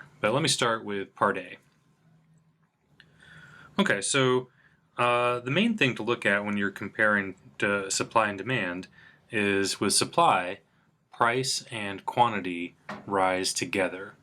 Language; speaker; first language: English; native; English